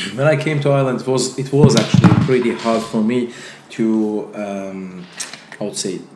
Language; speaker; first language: English; non-native, fluent; Azerbaijani